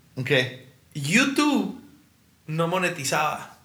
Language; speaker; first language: Spanish; native; Spanish